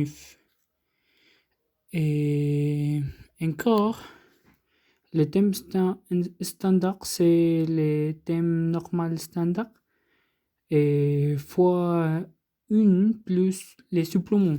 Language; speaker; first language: French; non-native, learner; Spanish